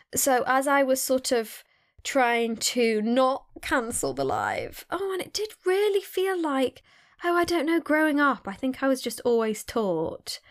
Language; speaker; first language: English; native; English